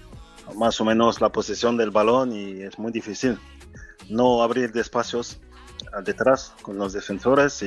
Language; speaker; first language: Spanish; non-native, fluent; French